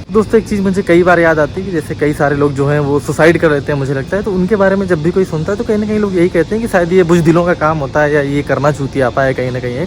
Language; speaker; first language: Hindi; native; Hindi